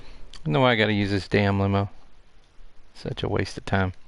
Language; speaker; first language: English; native; English